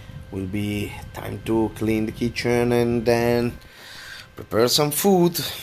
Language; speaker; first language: English; non-native, fluent; Italian